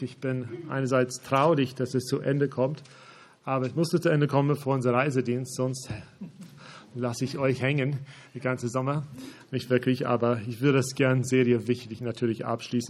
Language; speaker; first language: German; non-native, fluent; English